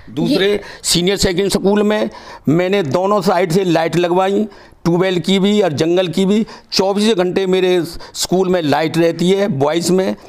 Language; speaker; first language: Hindi; native; Hindi